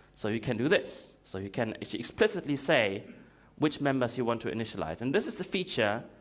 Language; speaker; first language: English; non-native, fluent; Russian